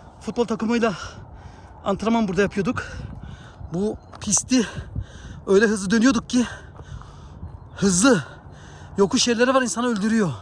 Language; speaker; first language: Turkish; early bilingual, heritage; Turkish